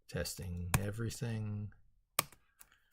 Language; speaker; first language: English; native; English